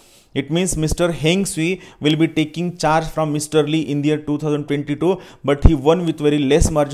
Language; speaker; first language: English; non-native, local second language; Marathi